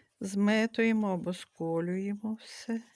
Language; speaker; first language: Ukrainian; native; Ukrainian